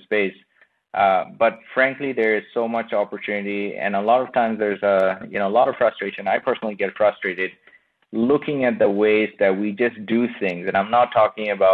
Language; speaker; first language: English; non-native, local second language; Bangla